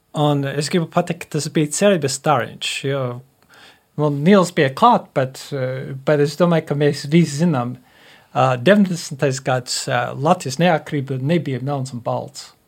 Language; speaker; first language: Latvian; early bilingual, heritage; Latvian